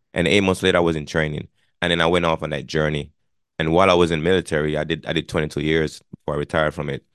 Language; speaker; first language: English; non-native, local second language; Jamaican Creole English